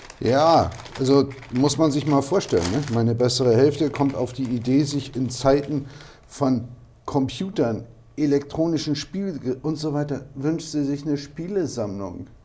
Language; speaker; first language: German; native; German